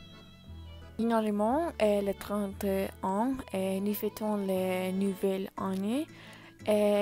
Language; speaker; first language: French; non-native, learner; Spanish